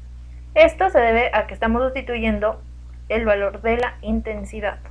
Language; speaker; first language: Spanish; native; Spanish